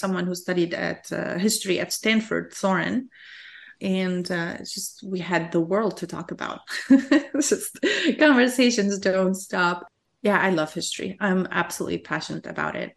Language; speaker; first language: English; non-native, fluent; Arabic